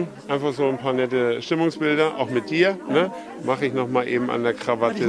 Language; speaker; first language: German; native; German